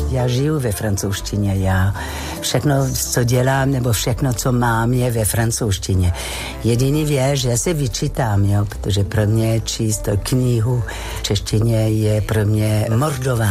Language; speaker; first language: Czech; non-native, fluent; French